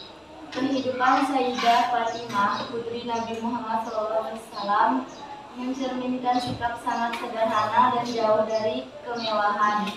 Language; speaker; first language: Indonesian; native; Indonesian